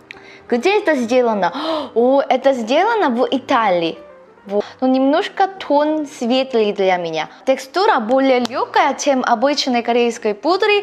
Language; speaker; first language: Russian; non-native, learner; Korean